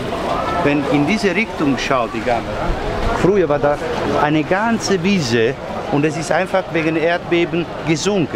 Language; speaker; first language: German; non-native, fluent; Italian